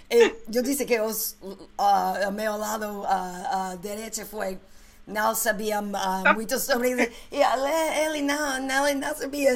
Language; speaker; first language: Portuguese; non-native, learner; English